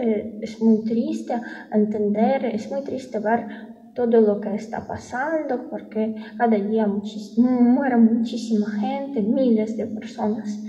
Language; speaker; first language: Spanish; non-native, fluent; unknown